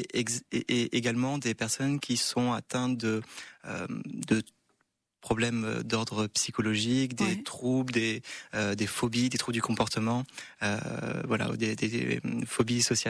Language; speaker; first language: French; native; French